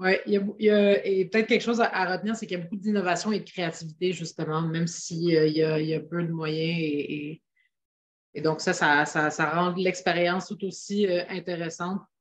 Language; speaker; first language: French; native; French